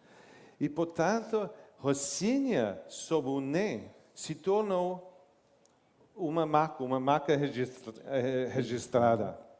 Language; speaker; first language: Portuguese; non-native, learner; English